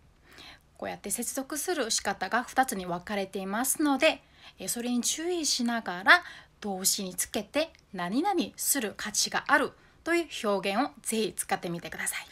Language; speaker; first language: Japanese; non-native, fluent; Korean